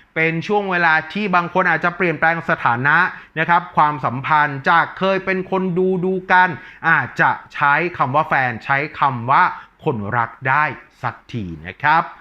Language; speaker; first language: Thai; native; Thai